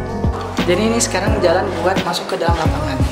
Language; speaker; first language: Indonesian; native; Indonesian